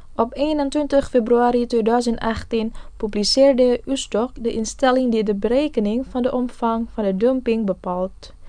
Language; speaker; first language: Dutch; non-native, fluent; Indonesian